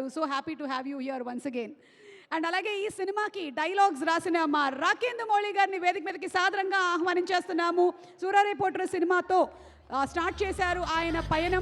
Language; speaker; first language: Telugu; native; Telugu